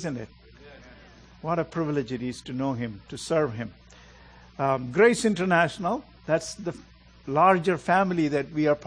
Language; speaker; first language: English; non-native, local second language; Malayalam